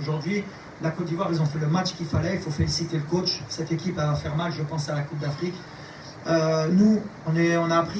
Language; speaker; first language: French; native; French